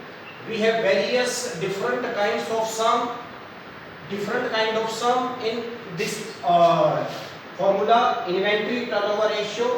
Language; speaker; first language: English; non-native, local second language; Hindi